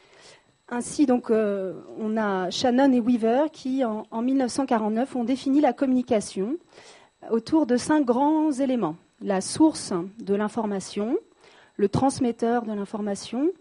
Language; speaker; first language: French; native; French